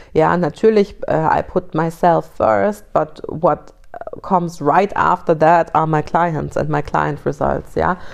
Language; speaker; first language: English; early bilingual, other home language; German